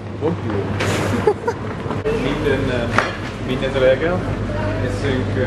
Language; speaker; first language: Hungarian; non-native, learner; Dutch